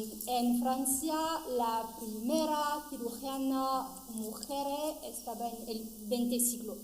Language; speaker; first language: Spanish; non-native, fluent; French